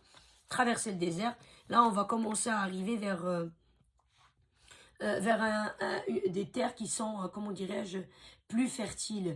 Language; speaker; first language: French; native; French